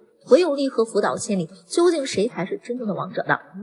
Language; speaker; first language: Chinese; native; Chinese